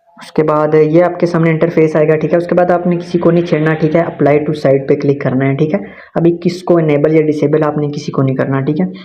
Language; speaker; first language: Urdu; non-native, local second language; Punjabi